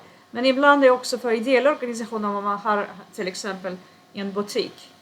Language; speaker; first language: Swedish; non-native, fluent; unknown